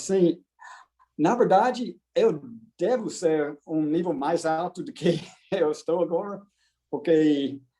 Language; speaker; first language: Portuguese; non-native, fluent; English